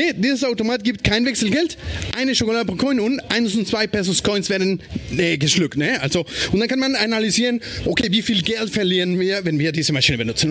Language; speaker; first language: German; non-native, fluent; Spanish